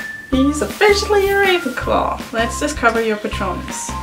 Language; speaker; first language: English; non-native, fluent; German